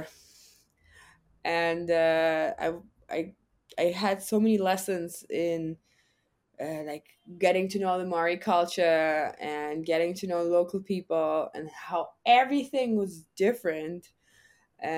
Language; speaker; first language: English; non-native, fluent; German